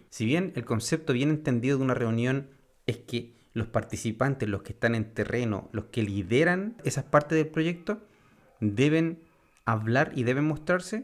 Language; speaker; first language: Spanish; native; Spanish